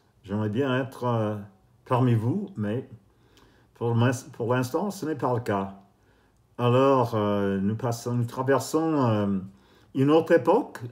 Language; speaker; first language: French; non-native, fluent; English